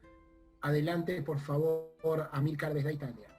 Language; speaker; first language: Spanish; native; Spanish